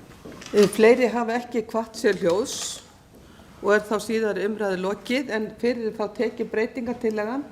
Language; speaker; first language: Icelandic; native; Icelandic